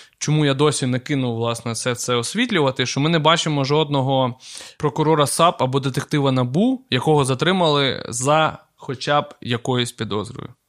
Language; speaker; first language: Ukrainian; non-native, local second language; Russian